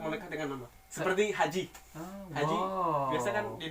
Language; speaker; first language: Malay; non-native, local second language; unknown